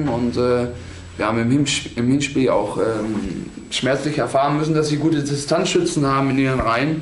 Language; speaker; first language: German; native; German